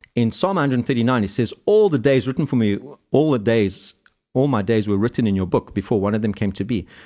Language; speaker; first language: English; native; English